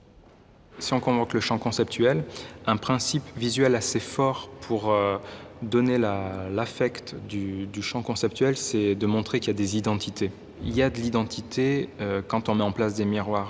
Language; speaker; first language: French; native; French